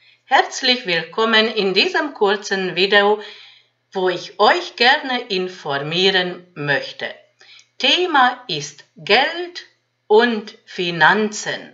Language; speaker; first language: German; non-native, fluent; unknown